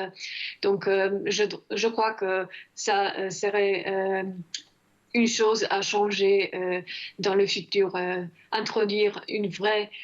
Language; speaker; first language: French; non-native, fluent; Croatian